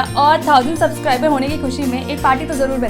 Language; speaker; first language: Hindi; native; Hindi